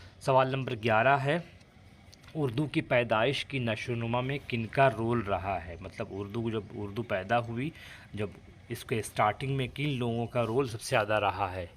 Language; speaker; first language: Urdu; native; Urdu